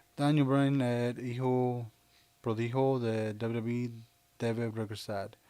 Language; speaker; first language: Spanish; early bilingual, heritage; Spanish